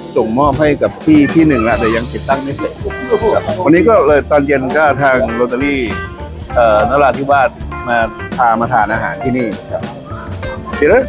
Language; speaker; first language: Thai; native; Thai